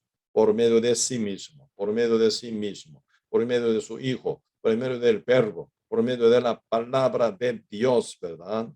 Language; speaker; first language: Spanish; non-native, fluent; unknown